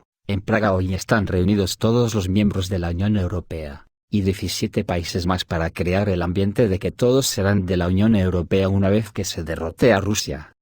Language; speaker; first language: Spanish; native; Spanish